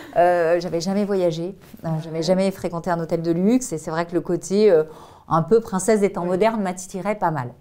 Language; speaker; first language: French; native; French